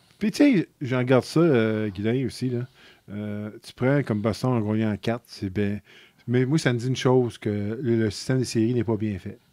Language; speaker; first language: French; native; French